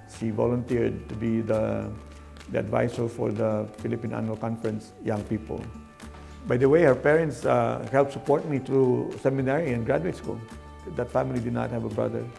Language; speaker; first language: English; non-native, local second language; Filipino